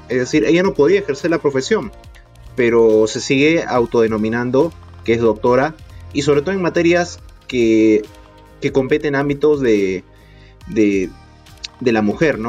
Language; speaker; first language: Spanish; native; Spanish